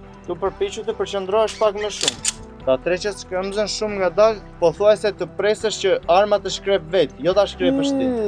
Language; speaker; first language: Albanian; native; Albanian